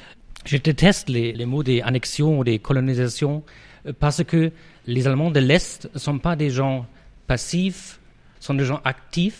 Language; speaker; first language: French; non-native, fluent; German